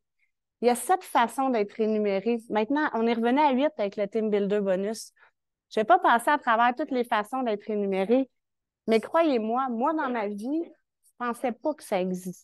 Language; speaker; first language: French; native; French